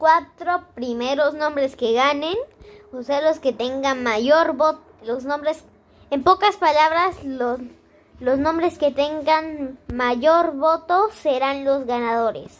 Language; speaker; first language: Spanish; native; Spanish